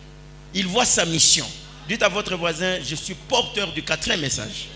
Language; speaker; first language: French; non-native, local second language; Lingala